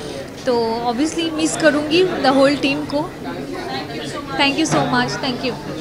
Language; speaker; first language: Hindi; native; Hindi